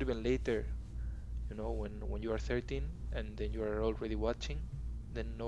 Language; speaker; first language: English; non-native, fluent; Spanish